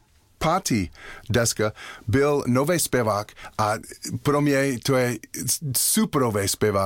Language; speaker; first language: Czech; non-native, learner; English